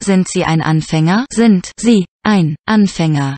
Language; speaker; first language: German; non-native, learner; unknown